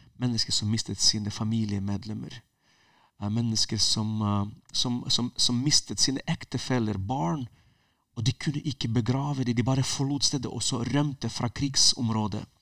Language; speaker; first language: Norwegian; non-native, fluent; Ukrainian